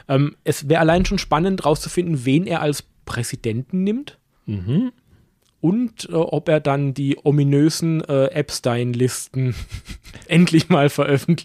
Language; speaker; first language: German; native; German